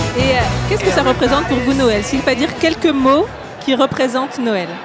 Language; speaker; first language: French; native; French